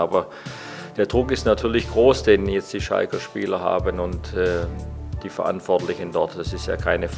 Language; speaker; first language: German; native; German